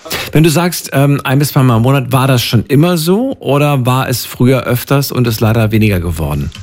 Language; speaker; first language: German; native; German